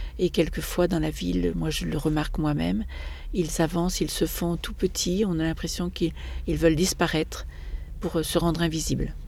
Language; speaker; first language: French; native; French